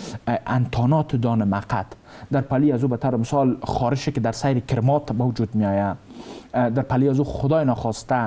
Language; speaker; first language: Persian; native; Persian